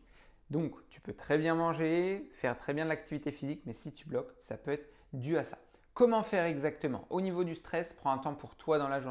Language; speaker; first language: French; native; French